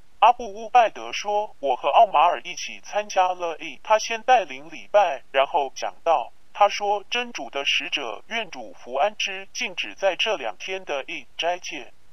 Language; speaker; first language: Chinese; non-native, local second language; Cantonese